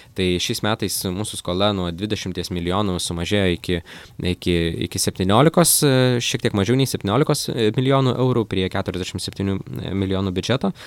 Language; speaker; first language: Lithuanian; native; Lithuanian